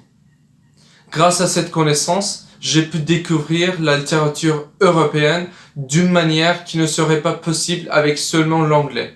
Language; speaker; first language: French; non-native, fluent; Turkish